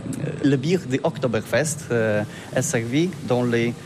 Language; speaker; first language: French; non-native, learner; Polish